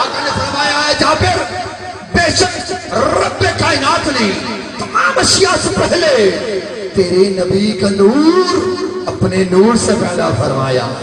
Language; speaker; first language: Urdu; non-native, local second language; Punjabi